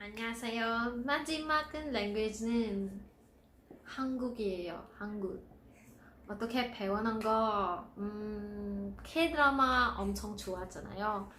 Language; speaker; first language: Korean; non-native, learner; Filipino